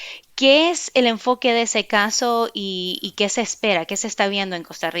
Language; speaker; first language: Spanish; native; Spanish